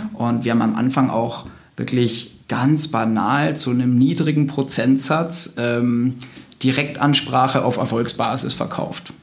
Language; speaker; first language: German; native; German